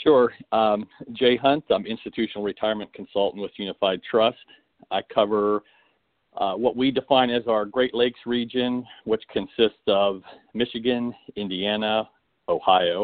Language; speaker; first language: English; native; English